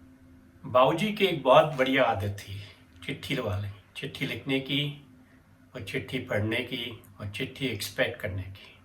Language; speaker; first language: Hindi; native; Hindi